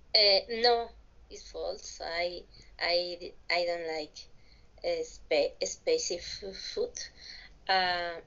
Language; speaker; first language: English; non-native, learner; Spanish